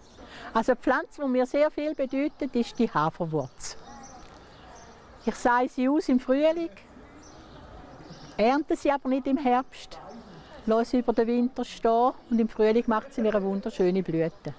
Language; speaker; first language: German; native; German